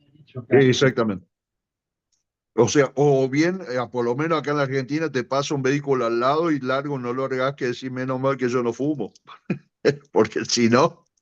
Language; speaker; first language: Spanish; native; Spanish